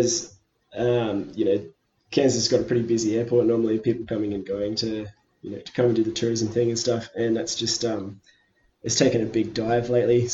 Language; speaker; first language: English; native; English